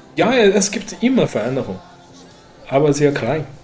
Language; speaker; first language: German; non-native, learner; Chinese